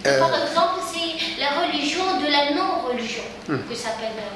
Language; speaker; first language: French; non-native, learner; Arabic